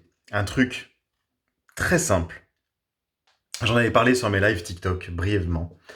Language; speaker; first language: French; native; French